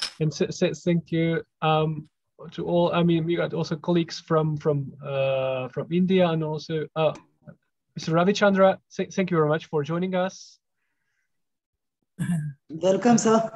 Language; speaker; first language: English; non-native, fluent; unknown